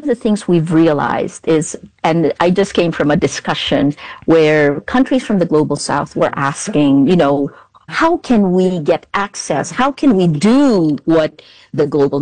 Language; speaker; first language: English; non-native, local second language; Filipino